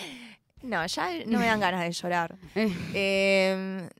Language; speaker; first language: Spanish; early bilingual, other home language; Chinese